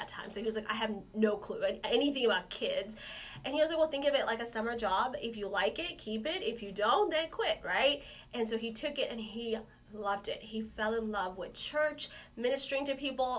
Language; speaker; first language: English; non-native, local second language; Malayalam